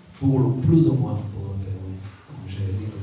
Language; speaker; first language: French; non-native, learner; Hebrew